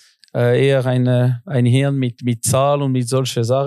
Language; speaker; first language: German; non-native, local second language; French